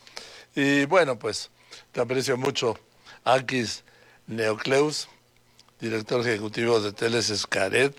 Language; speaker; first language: Spanish; native; Spanish